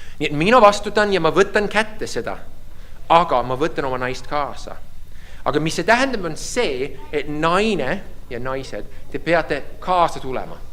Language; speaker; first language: Estonian; early bilingual, heritage; Estonian